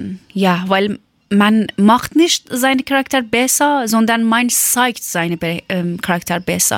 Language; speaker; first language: German; non-native, learner; Persian